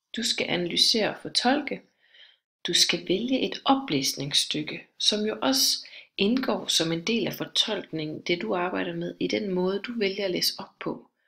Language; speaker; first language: Danish; native; Danish